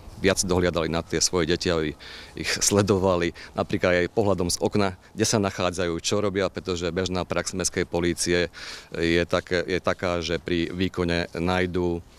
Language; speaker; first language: Slovak; native; Slovak